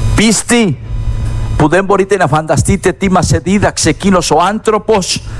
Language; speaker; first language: Greek; non-native, fluent; Spanish